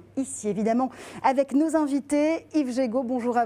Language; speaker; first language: French; native; French